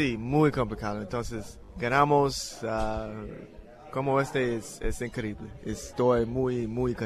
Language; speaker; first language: Spanish; non-native, learner; English